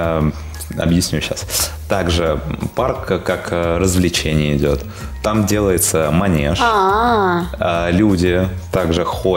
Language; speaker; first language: Russian; native; Russian